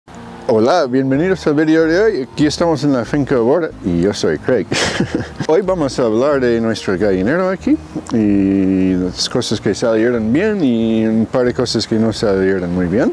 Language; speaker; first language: Spanish; non-native, fluent; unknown